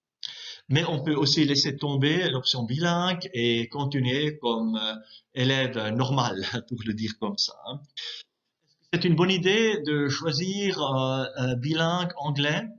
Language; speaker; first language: French; non-native, local second language; German